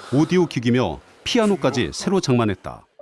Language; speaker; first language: Korean; native; Korean